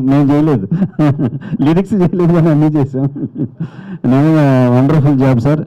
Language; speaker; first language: Telugu; native; Telugu